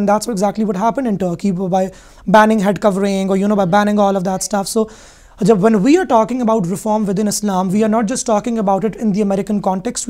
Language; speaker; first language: English; non-native, local second language; Hindi